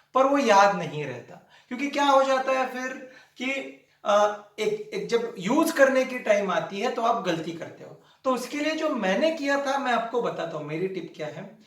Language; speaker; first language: Hindi; non-native, local second language; Marathi